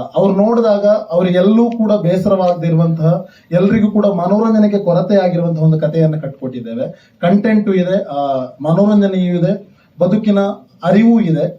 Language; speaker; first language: Kannada; non-native, local second language; Tulu